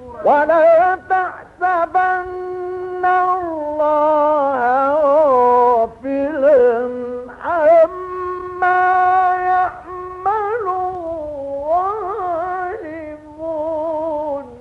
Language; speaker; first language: Arabic; native; Arabic